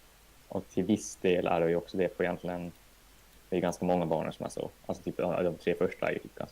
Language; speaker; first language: Swedish; native; Swedish